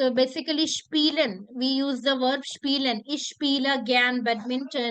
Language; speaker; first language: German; non-native, fluent; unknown